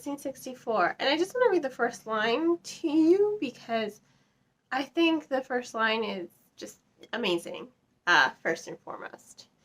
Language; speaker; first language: English; native; English